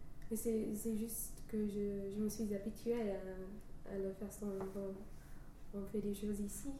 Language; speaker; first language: French; non-native, fluent; English